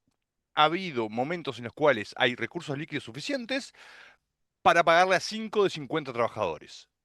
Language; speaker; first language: Spanish; native; Spanish